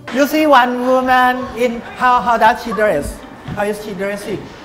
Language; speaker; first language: English; non-native, fluent; Thai